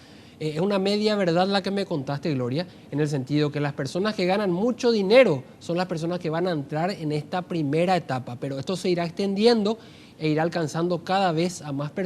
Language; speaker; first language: Spanish; native; Spanish